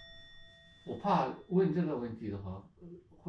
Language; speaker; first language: Chinese; non-native, learner; Japanese